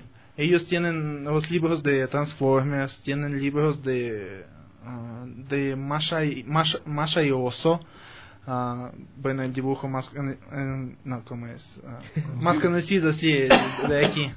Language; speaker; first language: Spanish; non-native, fluent; Russian